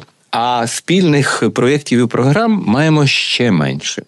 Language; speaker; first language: Ukrainian; native; Ukrainian